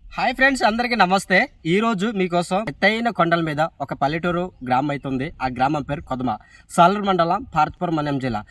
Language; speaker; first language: Telugu; non-native, local second language; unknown